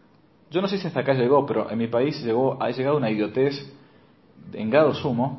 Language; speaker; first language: Spanish; native; Spanish